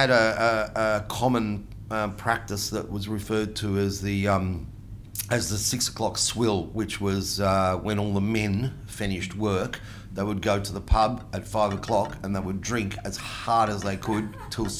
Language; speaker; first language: English; non-native, local second language; Italian